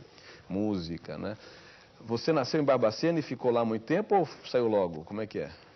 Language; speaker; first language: Portuguese; native; Portuguese